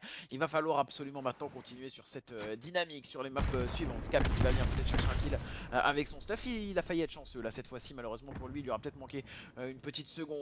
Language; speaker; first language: French; native; French